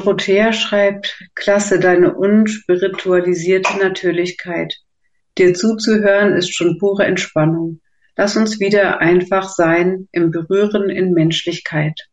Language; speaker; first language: German; native; German